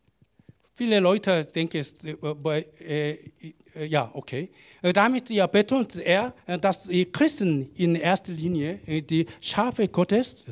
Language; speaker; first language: German; non-native, learner; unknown